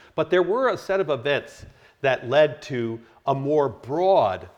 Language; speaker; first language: English; native; English